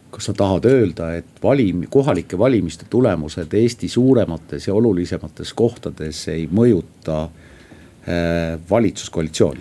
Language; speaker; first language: Estonian; native; Estonian